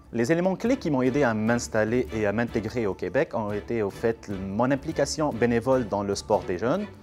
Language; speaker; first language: French; non-native, local second language; Arabic